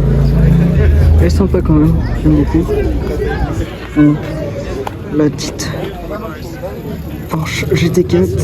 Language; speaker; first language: French; native; French